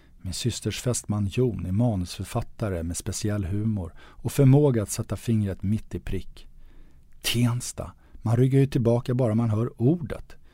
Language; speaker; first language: Swedish; native; Swedish